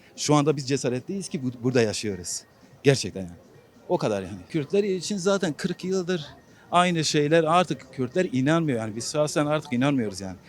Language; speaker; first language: Turkish; non-native, local second language; Kurdish